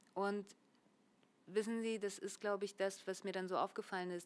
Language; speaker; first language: German; early bilingual, other home language; Russian